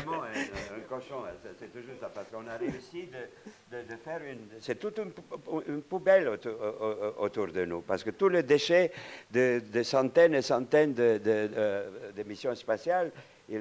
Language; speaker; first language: French; non-native, fluent; Romanian